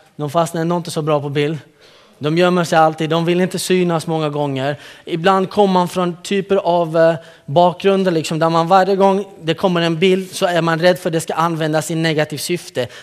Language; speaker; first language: Swedish; early bilingual, other home language; Central Kurdish